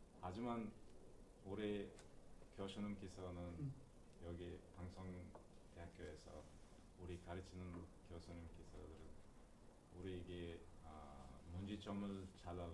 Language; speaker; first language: Korean; non-native, learner; Uzbek